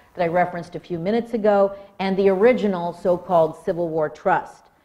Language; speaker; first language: English; native; English